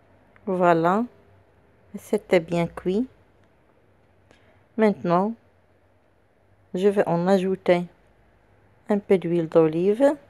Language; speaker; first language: French; non-native, local second language; Arabic